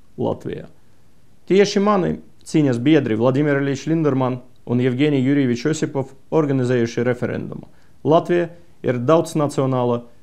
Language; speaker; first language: Latvian; non-native, local second language; Russian